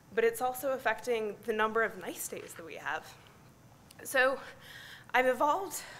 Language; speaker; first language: English; native; English